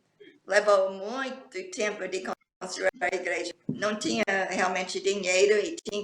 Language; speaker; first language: Portuguese; non-native, fluent; English